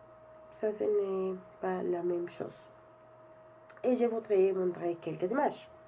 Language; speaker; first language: French; non-native, learner; Spanish